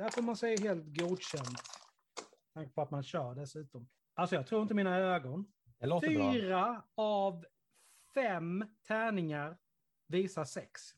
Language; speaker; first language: Swedish; native; Swedish